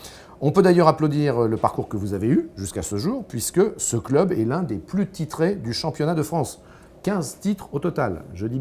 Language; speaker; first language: French; native; French